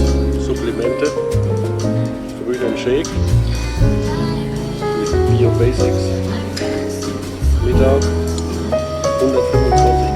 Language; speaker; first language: German; native; German